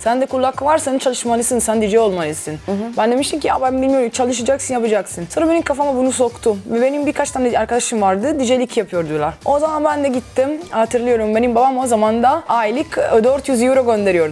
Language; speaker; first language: Turkish; non-native, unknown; Italian